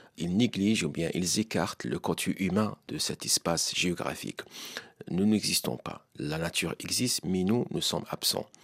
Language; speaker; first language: French; non-native, local second language; Arabic